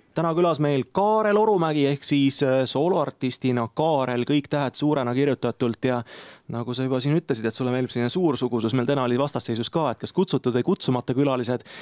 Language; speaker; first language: Estonian; native; Estonian